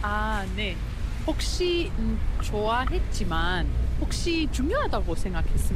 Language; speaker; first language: Korean; non-native, learner; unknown